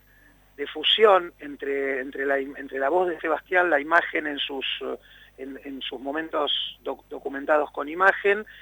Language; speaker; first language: Spanish; native; Spanish